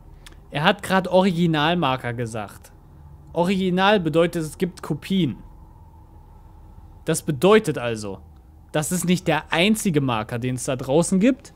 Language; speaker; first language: German; native; German